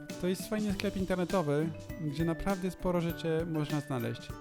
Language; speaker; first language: Polish; non-native, learner; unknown